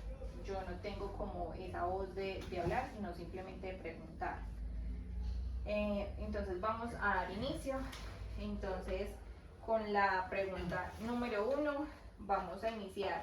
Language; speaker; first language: Spanish; native; Spanish